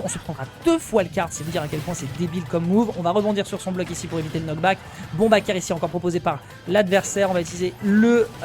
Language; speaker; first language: French; native; French